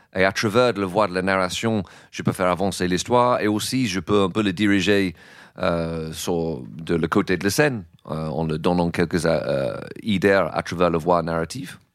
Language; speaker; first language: French; non-native, fluent; English